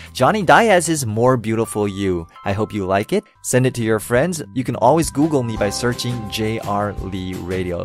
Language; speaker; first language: English; early bilingual, other home language; Chinese